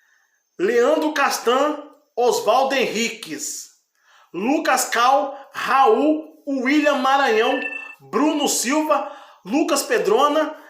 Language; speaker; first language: Portuguese; native; Portuguese